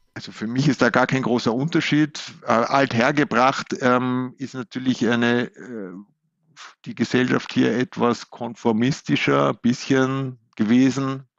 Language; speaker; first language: German; native; German